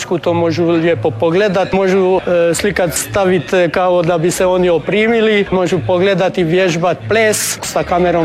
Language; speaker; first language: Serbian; early bilingual, heritage; Croatian